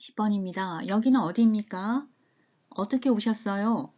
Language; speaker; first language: Korean; native; Korean